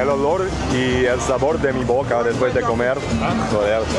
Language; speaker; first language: Spanish; non-native, learner; Dutch